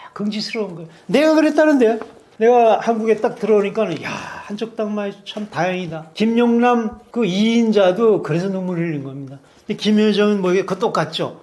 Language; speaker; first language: Korean; native; Korean